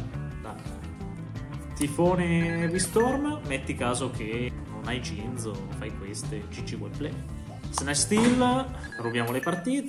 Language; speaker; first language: Italian; native; Italian